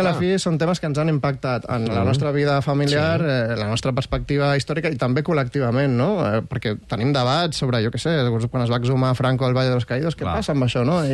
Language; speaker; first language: Catalan; native; Catalan